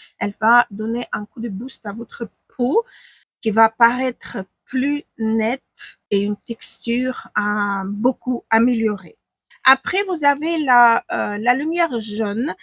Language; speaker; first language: French; non-native, fluent; Ukrainian